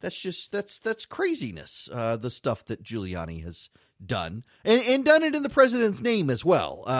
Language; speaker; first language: English; native; English